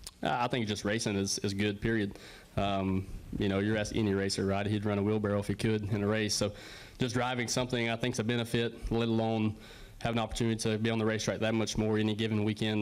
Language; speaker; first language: English; native; English